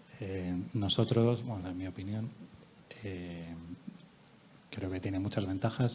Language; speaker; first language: Spanish; native; Spanish